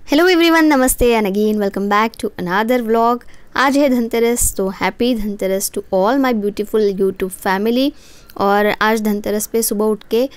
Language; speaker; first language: Hindi; non-native, local second language; Marathi